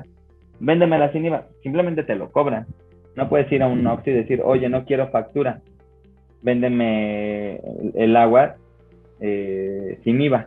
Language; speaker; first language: Spanish; native; Spanish